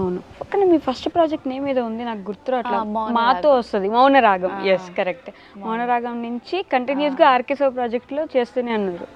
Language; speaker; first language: Telugu; native; Telugu